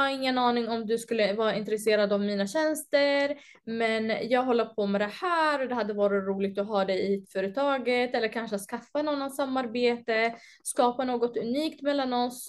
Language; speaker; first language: Swedish; native; Swedish